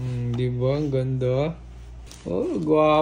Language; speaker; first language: Filipino; native; Filipino